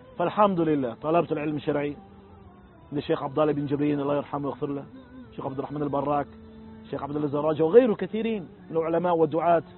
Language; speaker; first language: Arabic; non-native, fluent; Portuguese